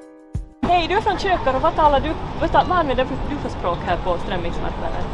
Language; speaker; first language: Swedish; native; Swedish